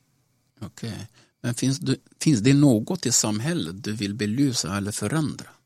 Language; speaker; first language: Swedish; non-native, local second language; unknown